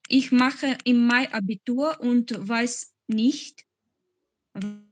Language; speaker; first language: German; non-native, learner; Macedonian